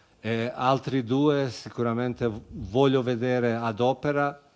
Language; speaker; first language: Italian; non-native, fluent; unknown